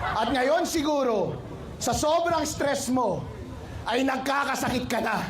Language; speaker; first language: Filipino; non-native, local second language; Iloko